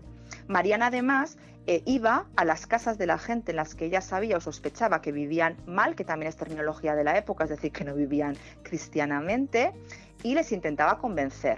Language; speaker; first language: Spanish; native; Spanish